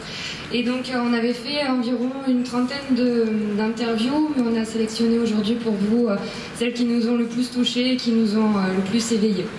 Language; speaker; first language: French; native; French